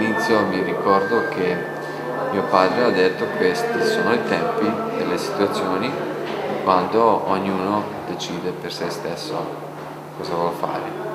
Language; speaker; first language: Italian; non-native, fluent; Bosnian